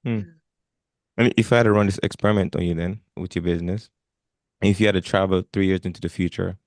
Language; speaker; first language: English; non-native, fluent; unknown